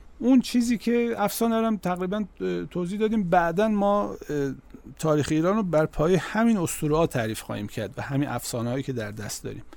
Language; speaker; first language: Persian; native; Persian